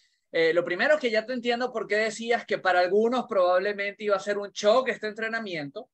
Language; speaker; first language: Spanish; native; Spanish